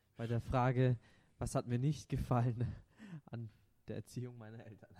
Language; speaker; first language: German; non-native, local second language; Vietnamese